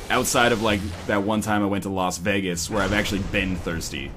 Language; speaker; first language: English; native; English